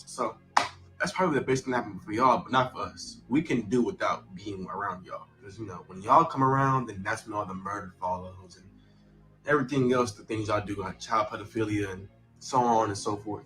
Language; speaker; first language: English; native; English